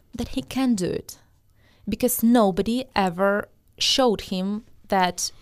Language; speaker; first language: English; non-native, fluent; Russian